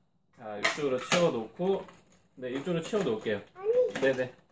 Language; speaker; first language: Korean; native; Korean